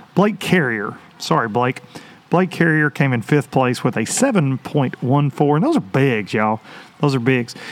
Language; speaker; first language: English; native; English